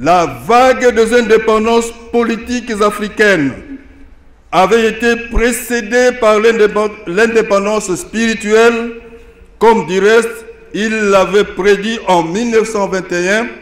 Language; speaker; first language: French; non-native, local second language; Lingala